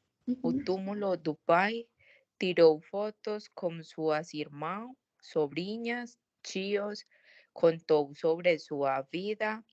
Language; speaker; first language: Portuguese; non-native, learner; Spanish